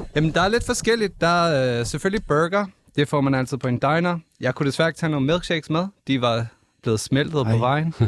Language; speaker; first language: Danish; early bilingual, other home language; English